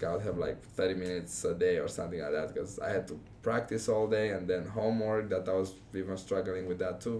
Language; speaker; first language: English; non-native, fluent; Romanian